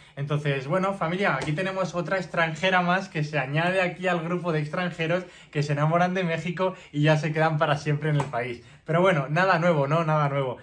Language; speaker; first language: Spanish; native; Spanish